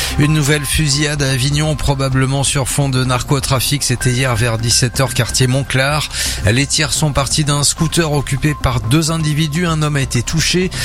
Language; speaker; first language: French; native; French